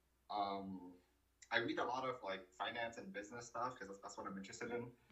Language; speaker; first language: English; early bilingual, other home language; Vietnamese